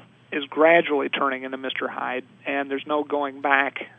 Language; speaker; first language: English; native; English